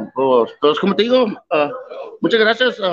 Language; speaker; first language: Spanish; early bilingual, heritage; Spanish